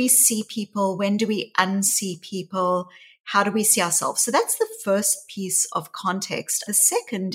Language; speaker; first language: English; native; English